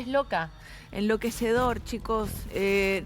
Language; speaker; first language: Spanish; native; Spanish